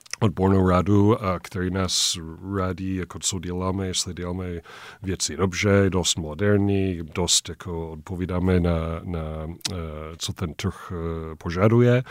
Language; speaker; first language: Czech; non-native, fluent; English